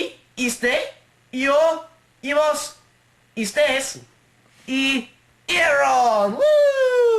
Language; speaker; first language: Spanish; non-native, learner; English